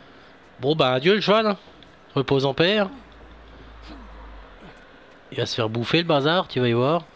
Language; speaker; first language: French; native; French